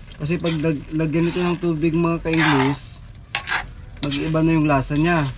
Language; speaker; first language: Filipino; non-native, local second language; Iloko